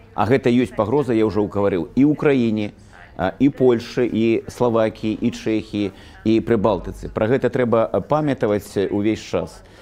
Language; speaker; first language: Belarusian; native; Belarusian